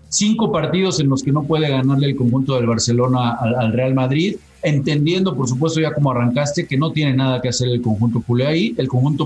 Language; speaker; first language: Spanish; native; Spanish